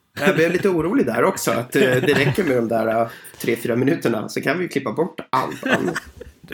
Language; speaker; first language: Swedish; native; Swedish